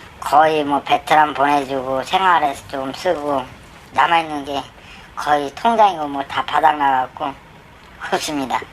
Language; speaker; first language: Korean; native; Korean